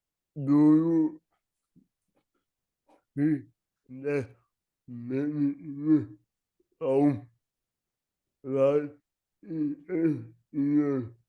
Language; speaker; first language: English; non-native, learner; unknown